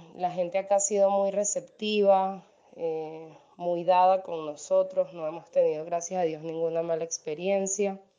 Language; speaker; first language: Spanish; native; Spanish